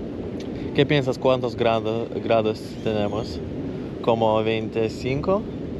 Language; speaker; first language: Spanish; non-native, learner; Lithuanian